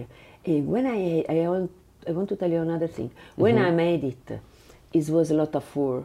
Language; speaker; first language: English; non-native, learner; Italian